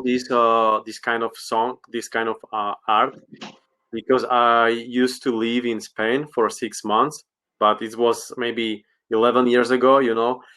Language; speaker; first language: English; non-native, learner; Slovak